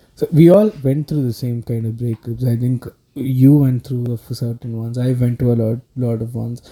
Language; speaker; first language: English; non-native, local second language; Telugu